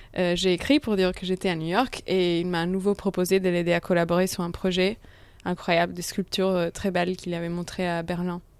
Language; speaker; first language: French; non-native, fluent; Italian